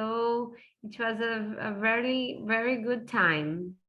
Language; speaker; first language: English; non-native, fluent; Portuguese